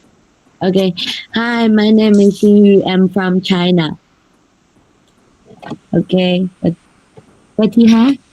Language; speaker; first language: English; non-native, learner; Chinese